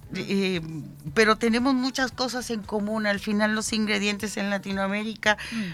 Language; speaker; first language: Spanish; native; Spanish